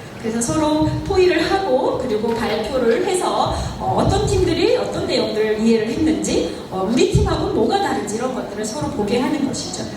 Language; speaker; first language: Korean; native; Korean